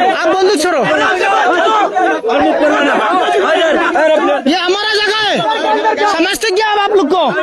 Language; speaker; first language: Hindi; non-native, learner; Bangla